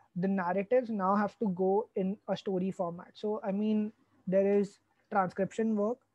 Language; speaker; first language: English; non-native, local second language; Hindi